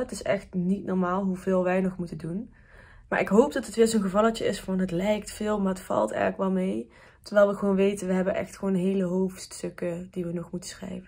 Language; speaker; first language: Dutch; native; Dutch